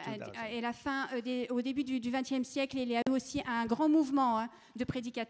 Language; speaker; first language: French; native; French